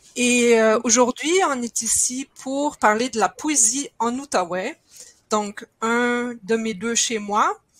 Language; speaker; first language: French; non-native, fluent; German